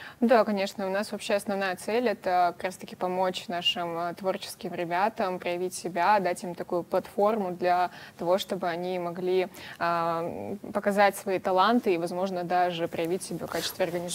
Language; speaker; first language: Russian; native; Russian